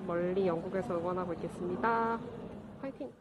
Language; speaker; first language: Korean; native; Korean